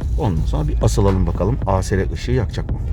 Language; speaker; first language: Turkish; native; Turkish